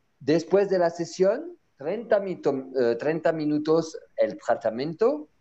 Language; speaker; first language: Spanish; non-native, learner; French